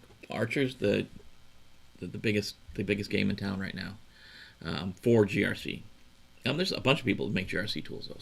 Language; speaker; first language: English; native; English